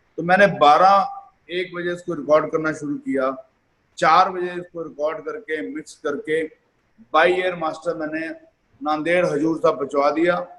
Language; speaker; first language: Hindi; non-native, local second language; Punjabi